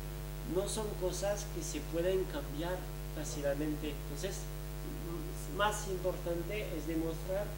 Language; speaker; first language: Spanish; non-native, fluent; French